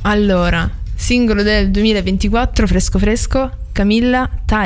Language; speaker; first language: Italian; native; Italian